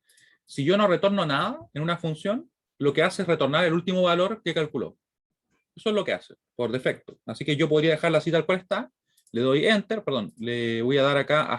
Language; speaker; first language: Spanish; native; Spanish